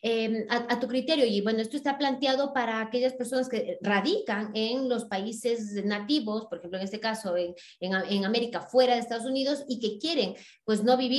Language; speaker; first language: Spanish; native; Spanish